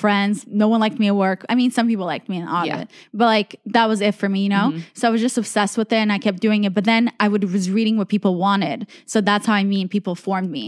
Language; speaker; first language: English; native; English